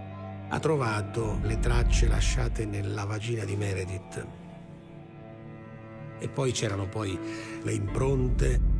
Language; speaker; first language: Italian; native; Italian